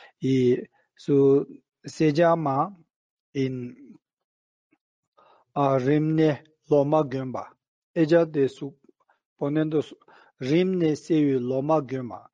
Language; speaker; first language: Spanish; non-native, learner; Tibetan